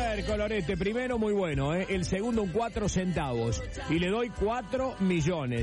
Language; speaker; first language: Spanish; native; Spanish